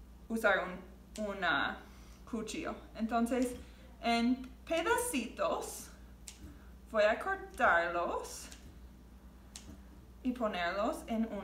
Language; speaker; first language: Spanish; non-native, learner; English